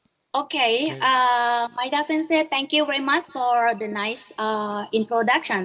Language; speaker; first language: English; non-native, fluent; Japanese